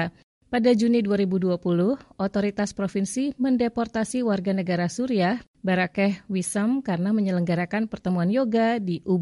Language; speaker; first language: Indonesian; native; Indonesian